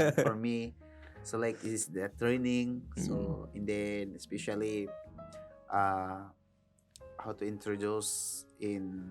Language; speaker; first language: English; non-native, learner; Filipino